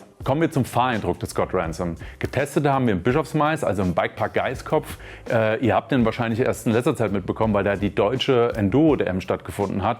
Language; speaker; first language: German; native; German